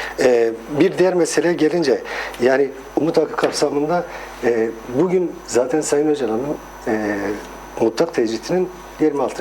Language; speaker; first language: Turkish; non-native, local second language; Kurdish